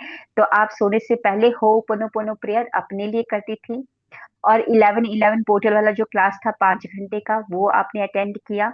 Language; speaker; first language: Hindi; native; Hindi